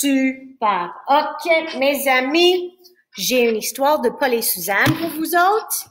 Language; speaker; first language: French; non-native, fluent; English